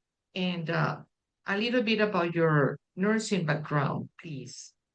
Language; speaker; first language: English; non-native, fluent; Spanish